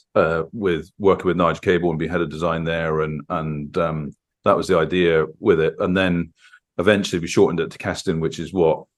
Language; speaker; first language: English; native; English